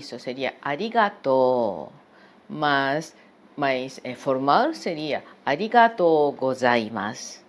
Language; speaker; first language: Portuguese; non-native, fluent; Japanese